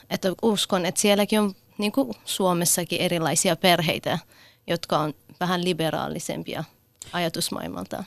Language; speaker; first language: Finnish; early bilingual, other home language; Persian